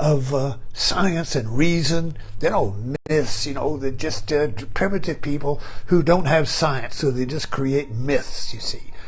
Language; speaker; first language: English; native; English